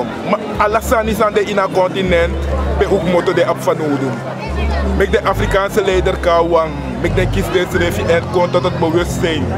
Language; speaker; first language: Dutch; non-native, local second language; Sranan Tongo